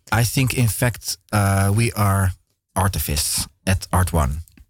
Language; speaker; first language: English; non-native, fluent; Dutch